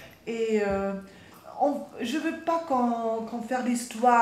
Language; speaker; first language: French; non-native, fluent; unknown